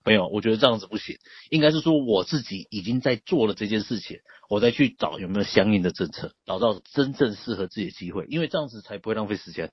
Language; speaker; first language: Chinese; native; Chinese